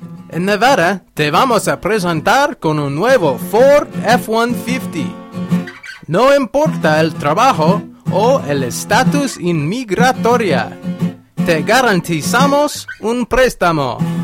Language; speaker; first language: Spanish; non-native, learner; English